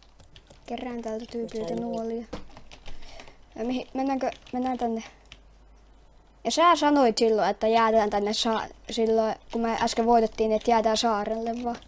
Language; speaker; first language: Finnish; native; Finnish